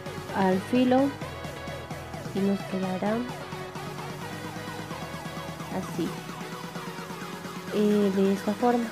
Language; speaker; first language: Spanish; native; Spanish